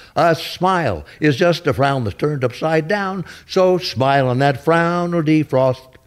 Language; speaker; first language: English; native; English